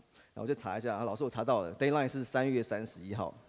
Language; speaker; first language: Chinese; native; Chinese